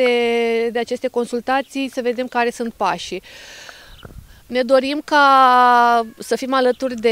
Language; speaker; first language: Romanian; native; Romanian